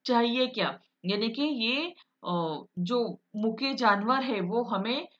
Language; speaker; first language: Hindi; non-native, local second language; Marathi